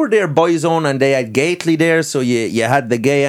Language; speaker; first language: English; native; English